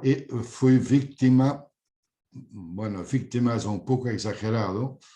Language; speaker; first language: Spanish; non-native, fluent; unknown